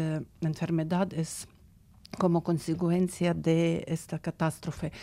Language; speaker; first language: Spanish; non-native, learner; Ukrainian